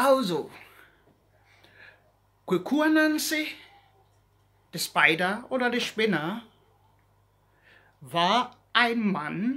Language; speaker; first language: German; non-native, learner; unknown